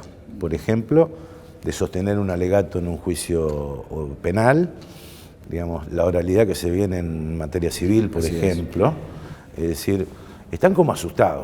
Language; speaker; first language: Spanish; native; Spanish